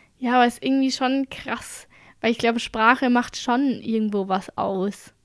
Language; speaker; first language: German; native; German